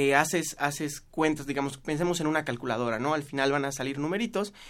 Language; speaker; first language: Spanish; native; Spanish